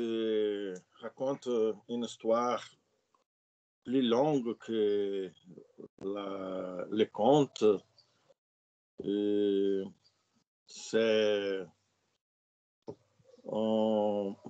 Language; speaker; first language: French; non-native, fluent; Portuguese